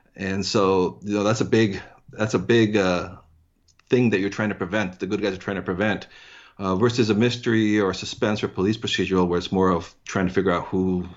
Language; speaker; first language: English; early bilingual, heritage; English